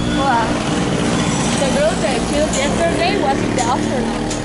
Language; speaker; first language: English; non-native, learner; Spanish